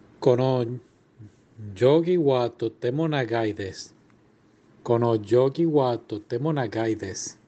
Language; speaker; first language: Japanese; non-native, learner; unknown